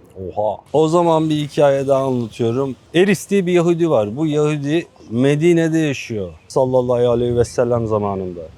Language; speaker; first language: Turkish; native; Turkish